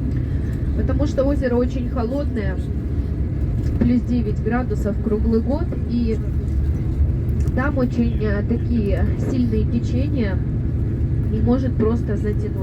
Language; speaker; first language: Russian; native; Russian